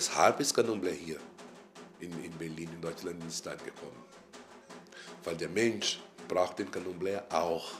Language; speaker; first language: German; non-native, fluent; Portuguese